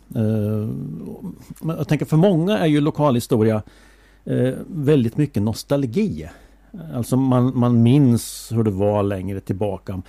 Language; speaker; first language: Swedish; native; Swedish